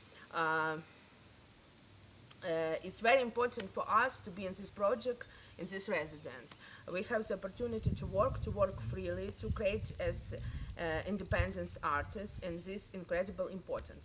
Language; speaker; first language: English; non-native, learner; Ukrainian